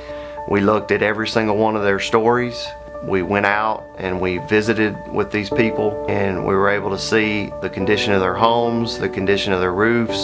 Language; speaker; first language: English; native; English